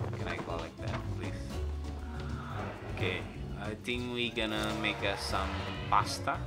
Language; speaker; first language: English; non-native, learner; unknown